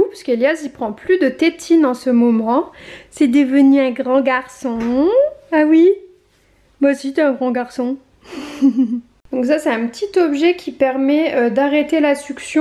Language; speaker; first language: French; native; French